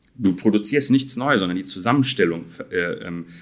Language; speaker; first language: German; native; German